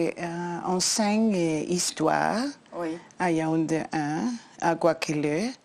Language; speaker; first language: French; non-native, learner; English